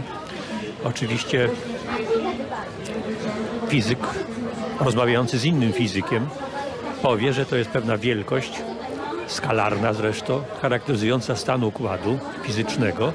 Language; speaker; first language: Polish; native; Polish